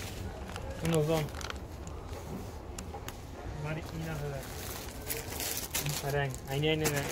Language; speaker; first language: Turkish; non-native, learner; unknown